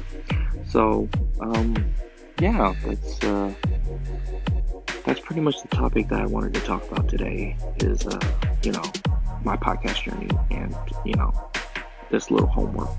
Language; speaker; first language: English; early bilingual, other home language; Chinese